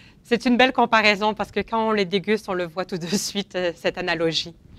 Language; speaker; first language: French; native; French